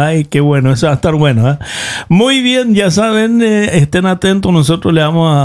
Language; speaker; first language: Spanish; native; Spanish